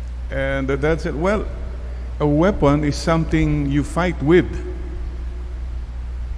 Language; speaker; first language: English; non-native, local second language; Iloko